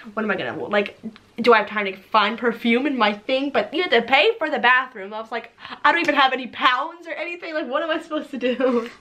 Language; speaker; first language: English; native; English